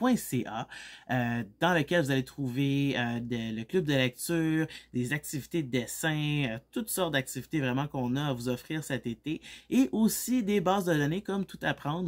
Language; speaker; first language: French; native; French